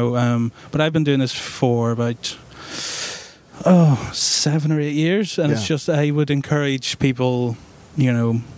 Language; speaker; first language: English; native; English